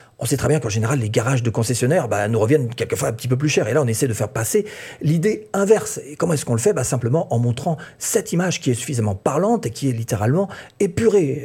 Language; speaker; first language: French; native; French